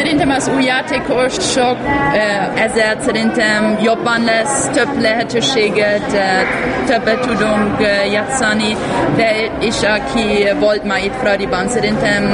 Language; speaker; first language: Hungarian; non-native, learner; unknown